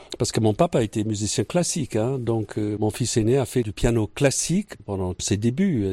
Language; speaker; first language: French; non-native, fluent; English